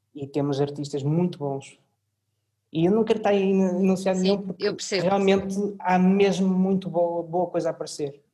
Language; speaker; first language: Portuguese; early bilingual, other home language; French